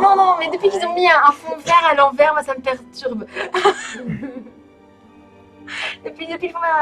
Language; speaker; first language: French; native; French